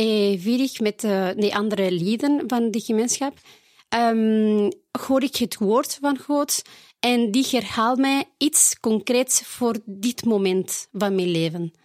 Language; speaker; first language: Dutch; non-native, fluent; Spanish